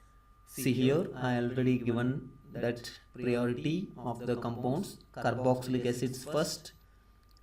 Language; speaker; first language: English; non-native, local second language; Kannada